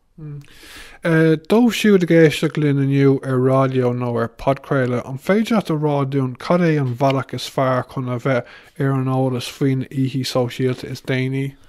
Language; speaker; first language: Irish; non-native, local second language; English